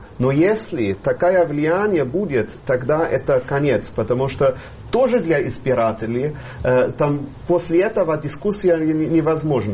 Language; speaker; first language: Russian; non-native, fluent; German